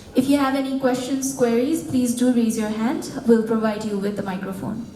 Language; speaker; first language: English; non-native, local second language; Nepali